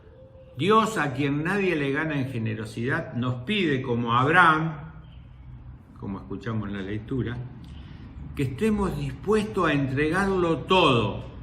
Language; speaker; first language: Spanish; native; Spanish